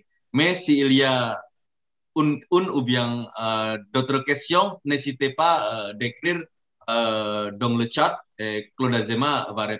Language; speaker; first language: French; non-native, learner; Indonesian